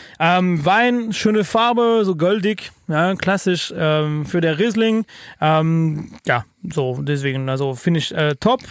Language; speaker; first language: German; non-native, fluent; French